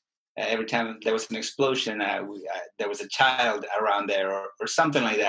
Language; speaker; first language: English; non-native, fluent; Spanish